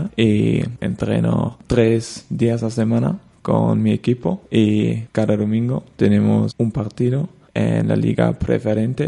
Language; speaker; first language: Spanish; non-native, learner; German